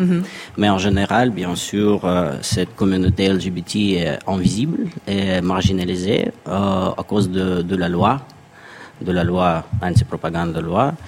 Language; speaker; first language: French; non-native, fluent; Russian